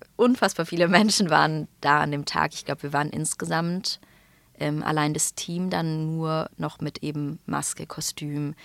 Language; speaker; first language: German; native; German